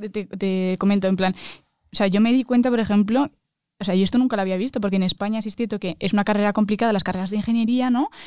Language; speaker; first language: Spanish; native; Spanish